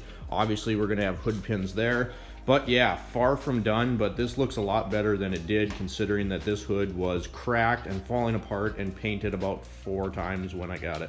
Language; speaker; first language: English; native; English